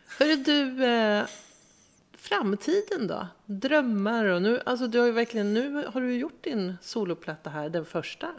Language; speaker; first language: Swedish; native; Swedish